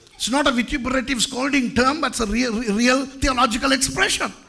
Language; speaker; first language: English; non-native, local second language; Tamil